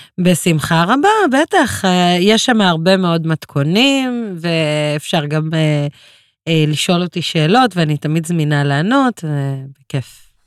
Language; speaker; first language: Hebrew; non-native, local second language; Arabic